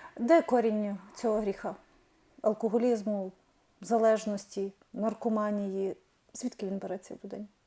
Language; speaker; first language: Ukrainian; native; Ukrainian